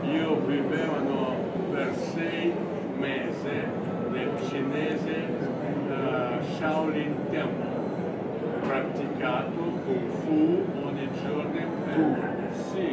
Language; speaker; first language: Italian; non-native, learner; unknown